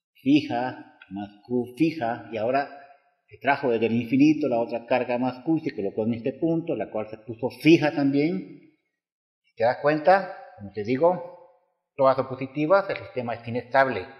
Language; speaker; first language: Spanish; native; Spanish